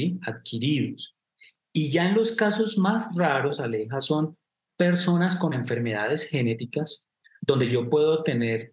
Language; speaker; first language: Spanish; native; Spanish